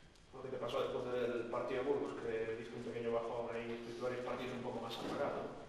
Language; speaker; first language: Spanish; native; Spanish